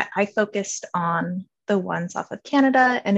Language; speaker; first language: English; native; English